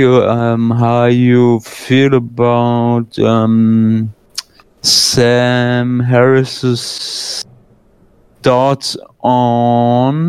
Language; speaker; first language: English; non-native, fluent; German